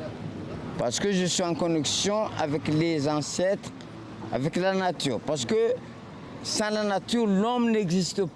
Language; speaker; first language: French; non-native, local second language; Comorian